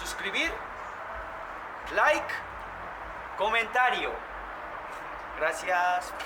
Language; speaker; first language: Spanish; non-native, learner; Korean